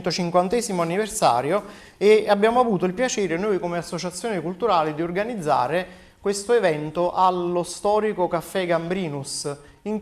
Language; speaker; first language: Italian; native; Italian